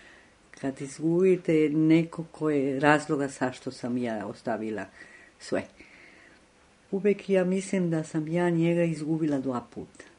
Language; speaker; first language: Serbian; non-native, fluent; Spanish